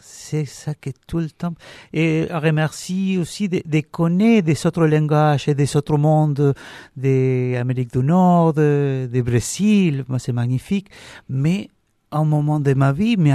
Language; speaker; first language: French; non-native, learner; Spanish